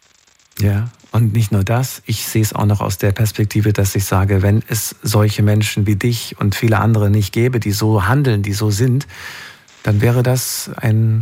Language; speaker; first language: German; native; German